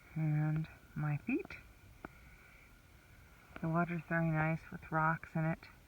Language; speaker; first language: English; non-native, fluent; German